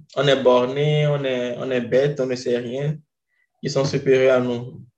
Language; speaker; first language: French; non-native, local second language; Ewe